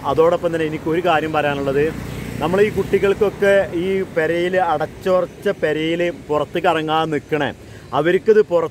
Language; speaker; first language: Malayalam; native; Malayalam